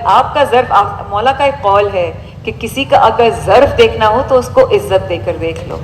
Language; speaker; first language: Urdu; native; Urdu